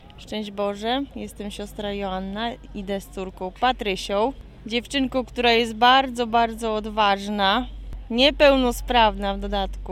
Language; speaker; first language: Polish; native; Polish